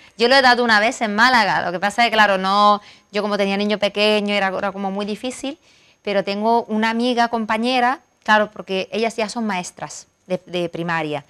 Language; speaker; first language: Spanish; non-native, fluent; Italian